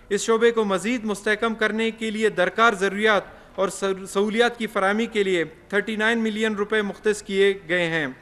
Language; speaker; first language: Urdu; non-native, local second language; Baluchi